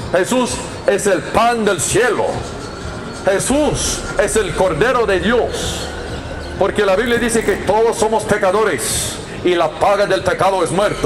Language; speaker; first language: Spanish; non-native, learner; English